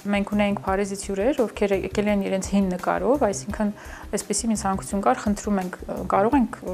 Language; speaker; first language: Armenian; early bilingual, heritage; Armenian